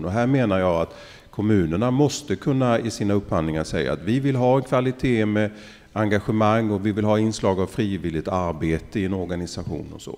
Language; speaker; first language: Swedish; native; Swedish